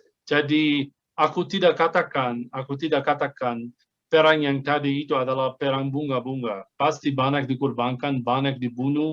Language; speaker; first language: Indonesian; non-native, fluent; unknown